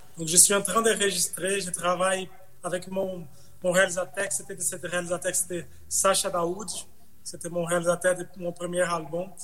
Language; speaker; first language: French; non-native, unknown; Portuguese